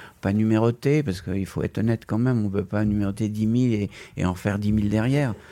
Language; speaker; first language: French; non-native, fluent; Spanish